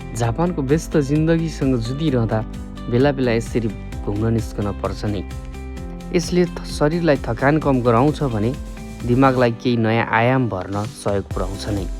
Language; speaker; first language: Nepali; native; Nepali